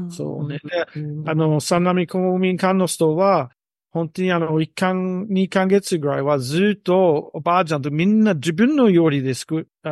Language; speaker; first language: Japanese; non-native, learner; English